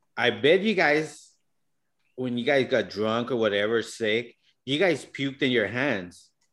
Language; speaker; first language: English; early bilingual, other home language; Spanish